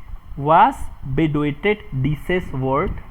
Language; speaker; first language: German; non-native, fluent; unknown